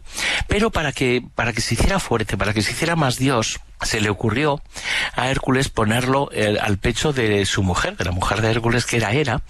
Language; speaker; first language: Spanish; native; Spanish